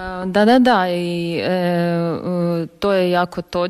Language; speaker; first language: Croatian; non-native, fluent; Ukrainian